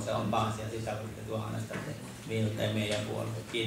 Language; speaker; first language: Finnish; non-native, learner; Turkish